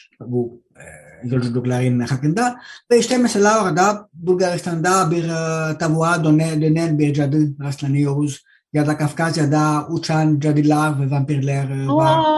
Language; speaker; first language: Turkish; non-native, learner; Greek